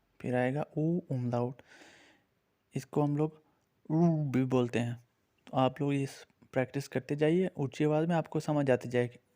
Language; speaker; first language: Urdu; native; Urdu